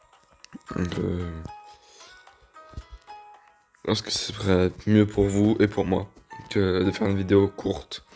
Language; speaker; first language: French; native; French